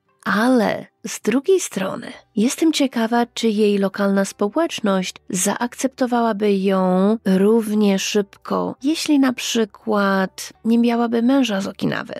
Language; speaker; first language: Polish; native; Polish